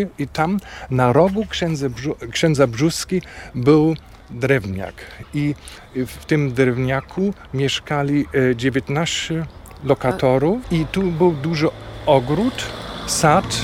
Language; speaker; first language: Polish; non-native, fluent; German